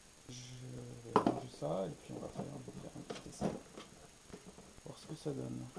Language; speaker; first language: French; native; French